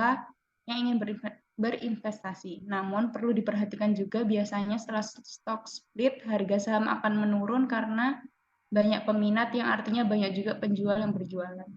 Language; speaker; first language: Indonesian; native; Indonesian